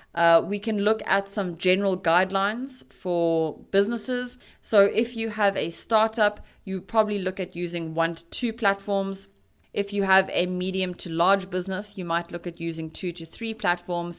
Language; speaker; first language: English; native; English